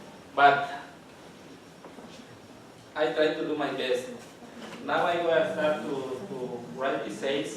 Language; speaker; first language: English; non-native, learner; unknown